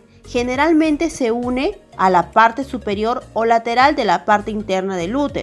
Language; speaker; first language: Spanish; native; Spanish